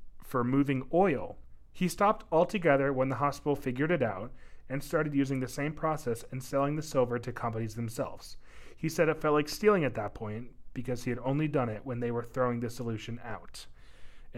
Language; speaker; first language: English; native; English